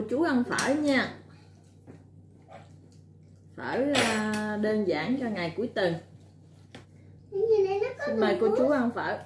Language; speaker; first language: Vietnamese; native; Vietnamese